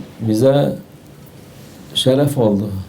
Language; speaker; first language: Turkish; native; Turkish